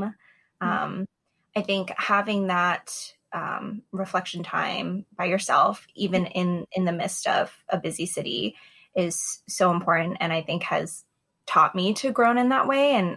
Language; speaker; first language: English; native; English